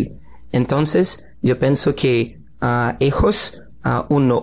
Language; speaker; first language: Spanish; non-native, learner; Portuguese